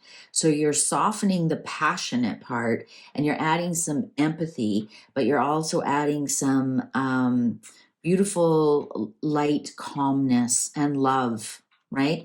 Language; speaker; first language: English; native; English